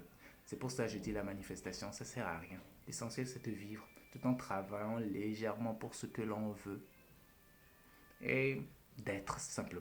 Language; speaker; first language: French; native; French